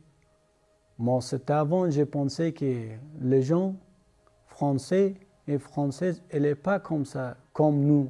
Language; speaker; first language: French; non-native, learner; Persian